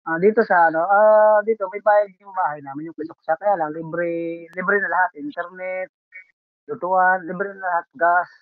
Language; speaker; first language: Filipino; native; Filipino